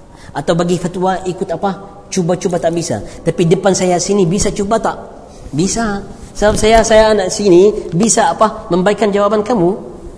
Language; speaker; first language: Indonesian; non-native, learner; Arabic